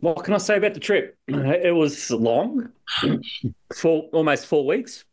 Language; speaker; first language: English; native; English